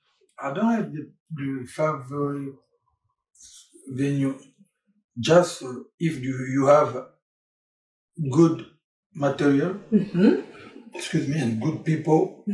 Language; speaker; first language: English; non-native, learner; French